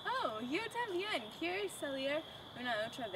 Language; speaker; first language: Spanish; non-native, learner; English